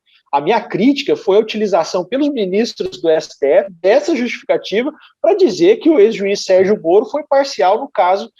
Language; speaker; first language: Portuguese; native; Portuguese